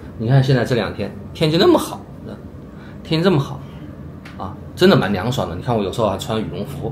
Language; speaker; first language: Chinese; native; Chinese